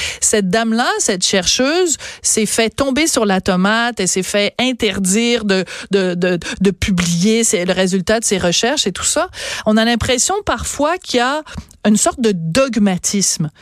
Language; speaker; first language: French; native; French